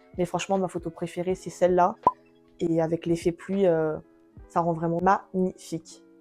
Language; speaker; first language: French; early bilingual, other home language; Portuguese